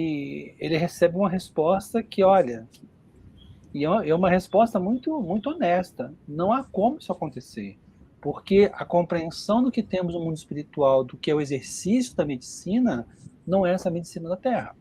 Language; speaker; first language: Portuguese; native; Portuguese